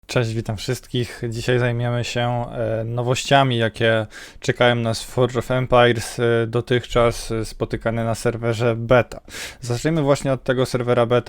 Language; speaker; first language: Polish; native; Polish